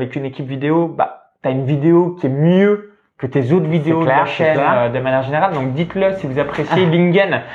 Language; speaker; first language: French; native; French